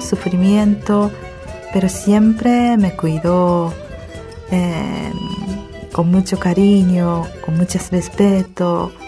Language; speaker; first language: Spanish; early bilingual, other home language; Japanese